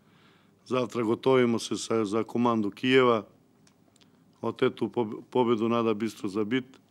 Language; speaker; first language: Russian; non-native, local second language; Ukrainian